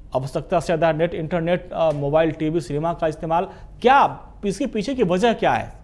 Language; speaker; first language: Hindi; native; Hindi